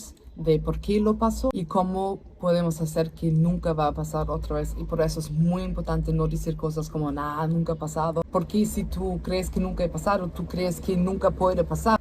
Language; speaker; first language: Spanish; non-native, learner; German